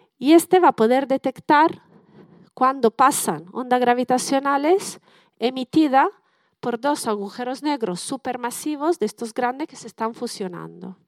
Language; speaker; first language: Spanish; non-native, fluent; Italian